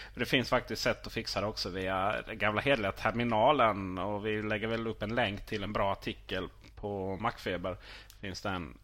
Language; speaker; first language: Swedish; native; Swedish